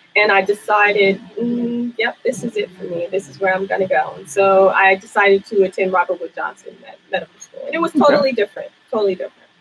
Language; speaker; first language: English; native; English